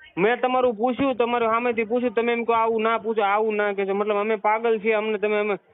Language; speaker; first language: Gujarati; native; Gujarati